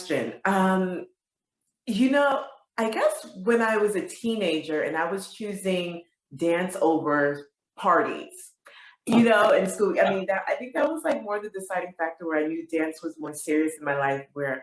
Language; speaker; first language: English; native; English